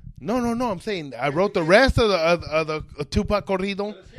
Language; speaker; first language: English; native; English